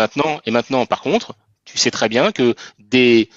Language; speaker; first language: French; native; French